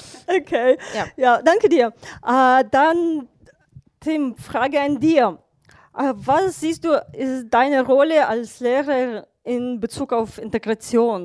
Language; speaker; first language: German; non-native, fluent; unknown